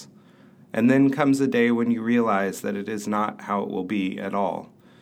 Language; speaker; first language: English; native; English